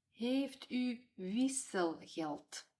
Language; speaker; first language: Dutch; non-native, fluent; Ukrainian